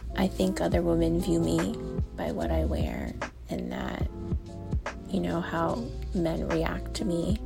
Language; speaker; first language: English; native; English